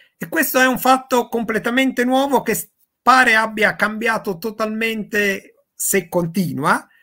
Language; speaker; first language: Italian; native; Italian